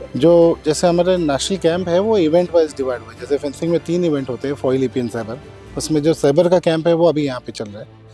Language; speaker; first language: Hindi; non-native, local second language; Marathi